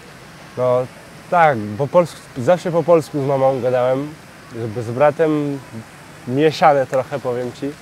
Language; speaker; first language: Polish; early bilingual, heritage; French